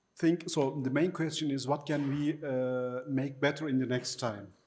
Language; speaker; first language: English; non-native, fluent; Turkish